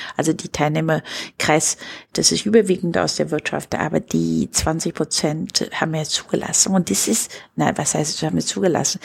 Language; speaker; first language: German; non-native, fluent; Chinese